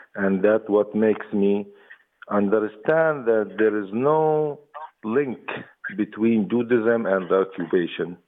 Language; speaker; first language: English; non-native, fluent; Arabic